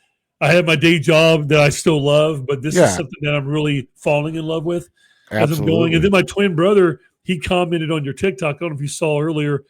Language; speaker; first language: English; native; English